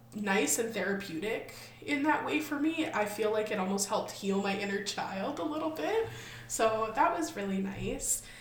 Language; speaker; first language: English; native; English